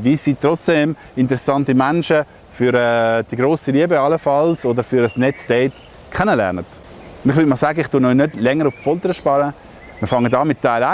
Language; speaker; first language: German; native; German